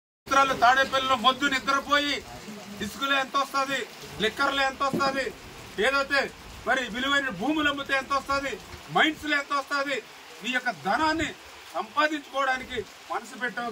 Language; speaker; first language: Telugu; native; Telugu